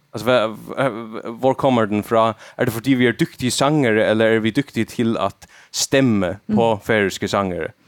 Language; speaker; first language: Swedish; non-native, learner; Faroese